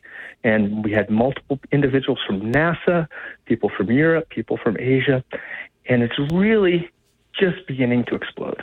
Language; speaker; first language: English; native; English